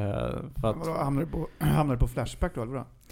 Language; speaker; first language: Swedish; native; Swedish